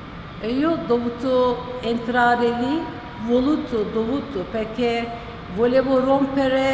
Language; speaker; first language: Italian; non-native, learner; Turkish